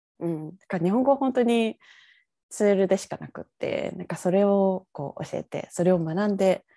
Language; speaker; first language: Japanese; native; Japanese